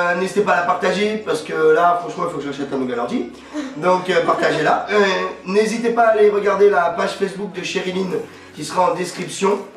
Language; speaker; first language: French; native; French